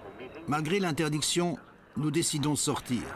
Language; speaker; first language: French; native; French